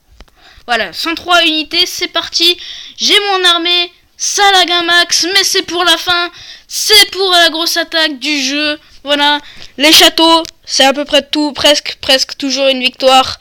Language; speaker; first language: French; native; French